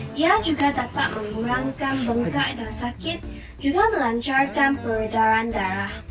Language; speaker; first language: Malay; non-native, local second language; Chinese